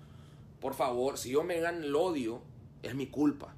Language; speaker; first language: Spanish; native; Spanish